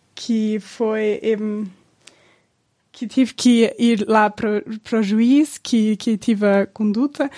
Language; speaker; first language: Portuguese; non-native, fluent; German